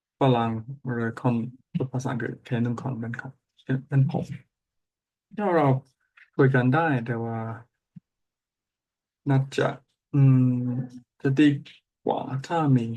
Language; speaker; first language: Thai; non-native, learner; English